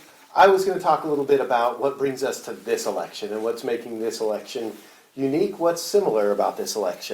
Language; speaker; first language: English; native; English